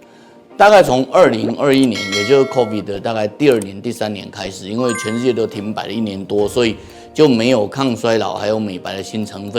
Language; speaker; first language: Chinese; native; Chinese